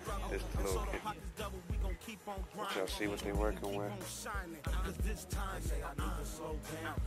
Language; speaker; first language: English; native; English